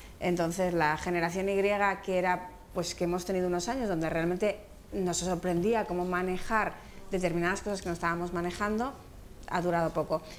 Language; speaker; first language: Spanish; native; Spanish